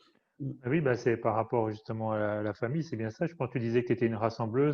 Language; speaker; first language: French; native; French